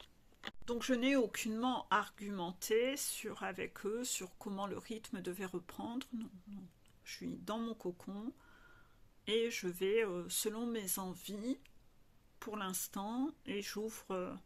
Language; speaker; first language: French; native; French